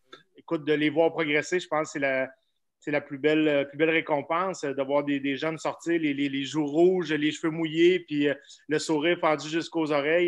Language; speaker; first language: French; native; French